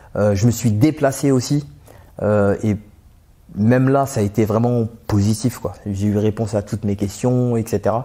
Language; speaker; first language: French; native; French